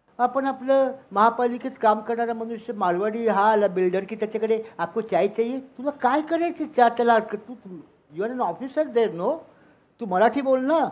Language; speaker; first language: Marathi; native; Marathi